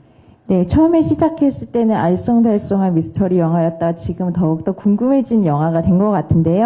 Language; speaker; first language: Korean; native; Korean